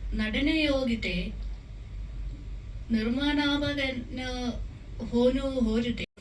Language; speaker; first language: Kannada; non-native, learner; Malayalam